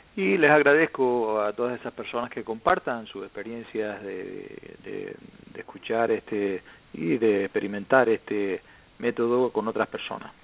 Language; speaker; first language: Spanish; native; Spanish